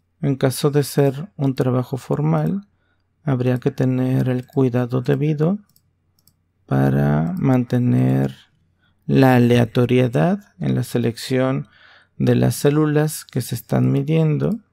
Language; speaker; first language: Spanish; native; Spanish